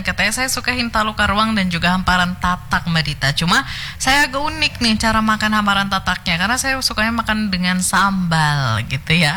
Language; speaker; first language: Indonesian; native; Indonesian